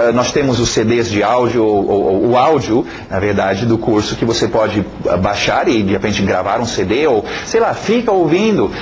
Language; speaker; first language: Portuguese; non-native, fluent; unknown